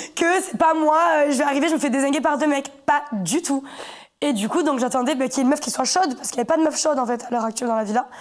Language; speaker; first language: French; native; French